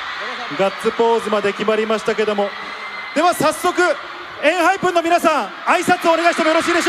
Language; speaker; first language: Japanese; native; Japanese